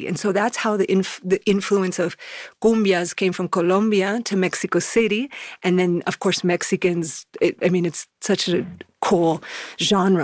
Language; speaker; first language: English; native; English